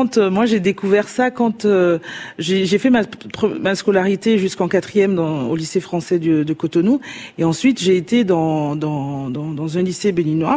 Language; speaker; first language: French; non-native, local second language; Fon